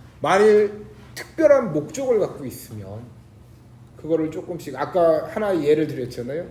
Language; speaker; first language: Korean; native; Korean